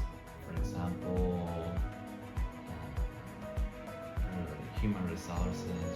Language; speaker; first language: English; non-native, learner; Spanish